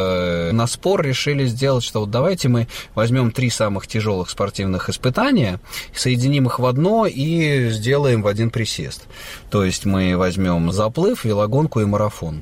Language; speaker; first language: Russian; native; Russian